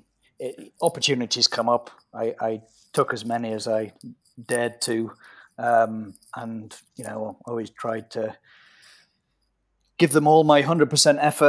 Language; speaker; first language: English; native; English